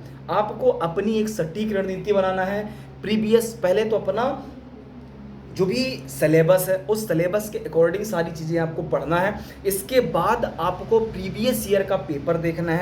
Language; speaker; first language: Hindi; native; Hindi